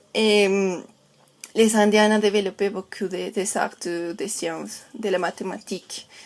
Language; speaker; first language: French; non-native, learner; Spanish